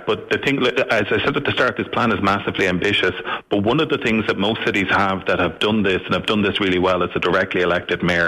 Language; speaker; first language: English; native; English